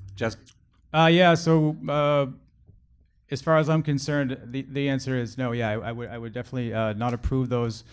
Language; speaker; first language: English; native; English